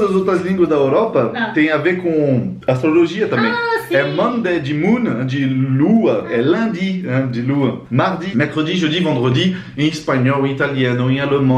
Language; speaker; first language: Portuguese; non-native, fluent; French